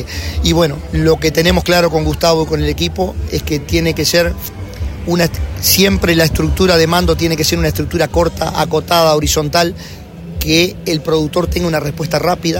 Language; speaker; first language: Spanish; native; Spanish